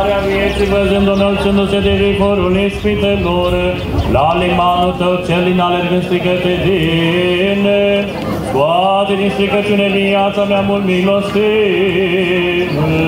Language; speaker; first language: Romanian; native; Romanian